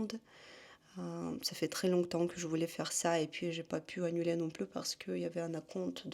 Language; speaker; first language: French; non-native, fluent; Russian